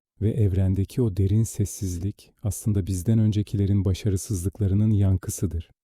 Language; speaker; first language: Turkish; native; Turkish